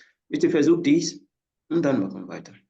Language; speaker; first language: German; non-native, fluent; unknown